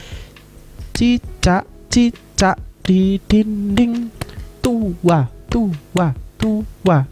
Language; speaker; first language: Indonesian; native; Indonesian